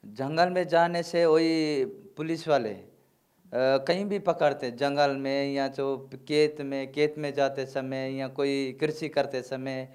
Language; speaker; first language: Hindi; non-native, local second language; Gondi